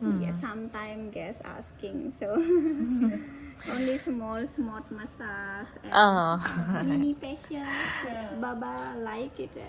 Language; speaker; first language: English; non-native, learner; Indonesian